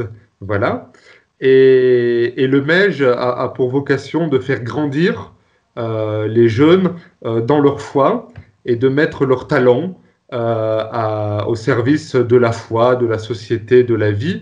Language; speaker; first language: French; native; French